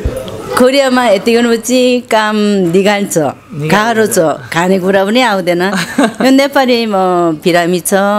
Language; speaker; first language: Nepali; non-native, learner; Korean